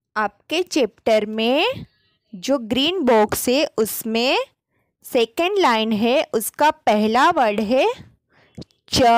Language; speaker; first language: Hindi; non-native, local second language; Gujarati